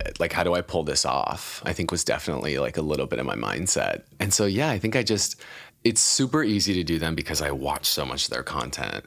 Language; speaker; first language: English; native; English